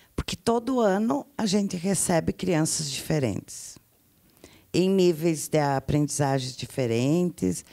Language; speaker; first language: Portuguese; native; Portuguese